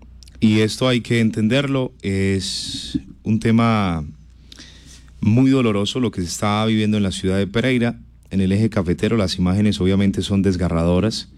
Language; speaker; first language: Spanish; native; Spanish